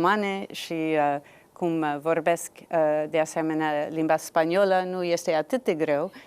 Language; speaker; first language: Romanian; non-native, fluent; English